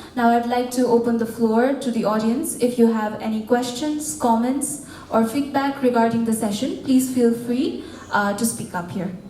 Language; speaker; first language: English; non-native, local second language; Nepali